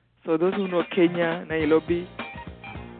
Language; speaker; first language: English; non-native, local second language; Kinyarwanda